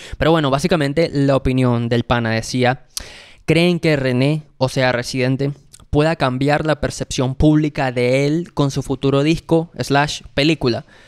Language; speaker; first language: Spanish; native; Spanish